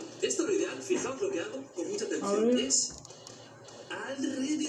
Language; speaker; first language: Spanish; native; Spanish